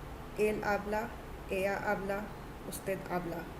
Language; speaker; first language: Spanish; non-native, fluent; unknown